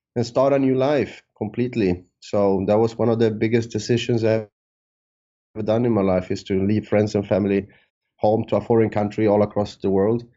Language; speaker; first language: English; early bilingual, other home language; Spanish